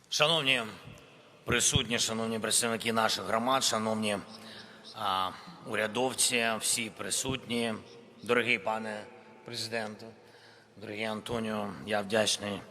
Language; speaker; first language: Ukrainian; non-native, local second language; Russian